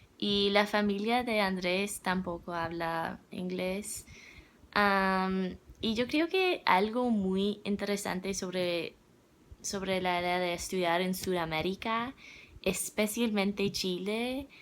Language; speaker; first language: Spanish; non-native, learner; English